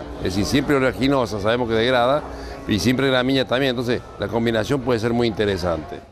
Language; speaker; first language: Spanish; native; Spanish